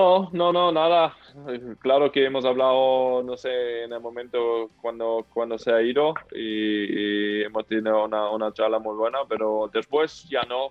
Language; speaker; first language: Spanish; non-native, fluent; German